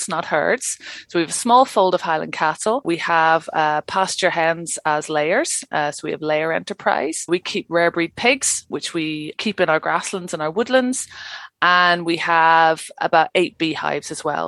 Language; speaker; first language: English; native; English